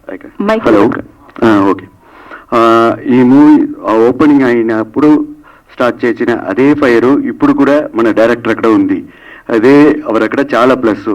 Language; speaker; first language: Telugu; non-native, learner; Kannada